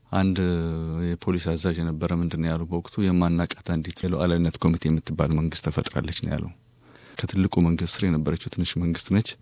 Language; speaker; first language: Amharic; native; Amharic